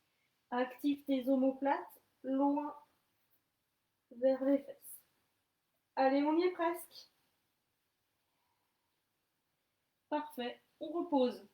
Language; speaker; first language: French; native; French